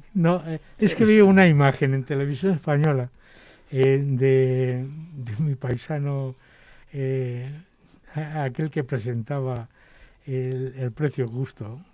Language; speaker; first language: Spanish; native; Spanish